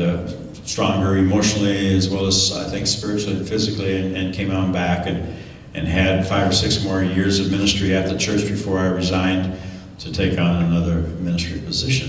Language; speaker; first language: English; native; English